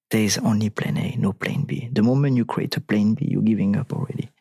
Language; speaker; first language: English; non-native, fluent; French